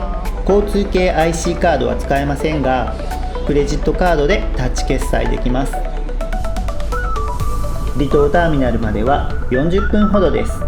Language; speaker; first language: Japanese; native; Japanese